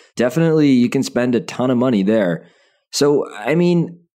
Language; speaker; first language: English; native; English